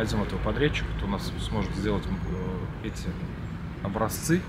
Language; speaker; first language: Russian; native; Russian